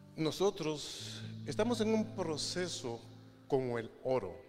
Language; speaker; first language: Spanish; native; Spanish